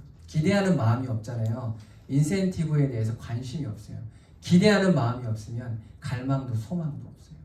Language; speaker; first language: Korean; native; Korean